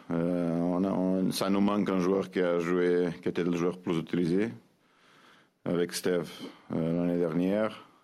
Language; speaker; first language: French; non-native, fluent; Portuguese